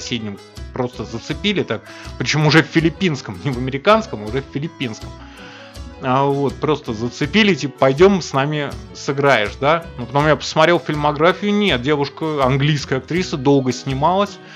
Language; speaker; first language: Russian; native; Russian